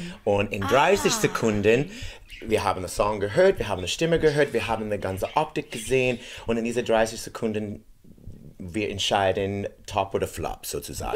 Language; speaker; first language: German; non-native, fluent; English